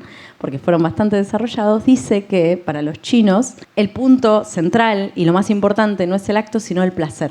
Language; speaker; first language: Spanish; native; Spanish